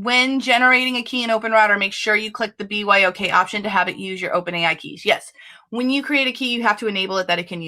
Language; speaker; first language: English; native; English